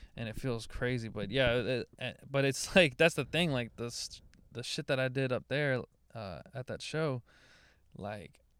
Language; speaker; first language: English; native; English